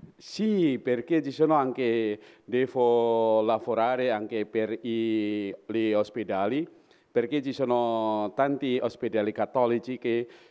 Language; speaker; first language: Italian; non-native, fluent; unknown